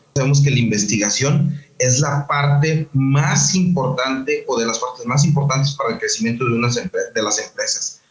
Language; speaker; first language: Spanish; native; Spanish